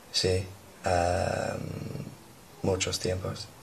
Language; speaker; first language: Spanish; non-native, learner; English